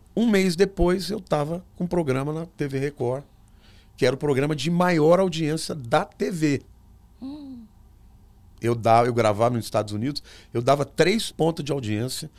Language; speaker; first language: Portuguese; native; Portuguese